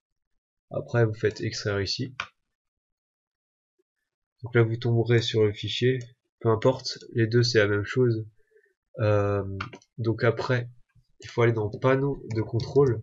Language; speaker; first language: French; native; French